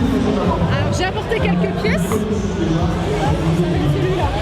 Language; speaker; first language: French; native; French